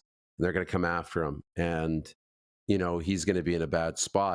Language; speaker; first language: English; native; English